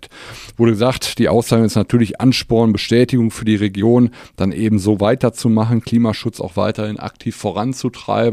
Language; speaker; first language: German; native; German